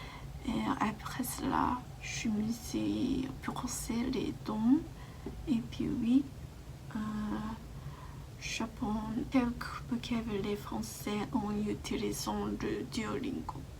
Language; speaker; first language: French; non-native, learner; Japanese